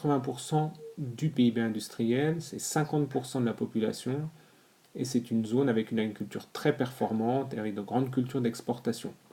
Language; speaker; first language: French; native; French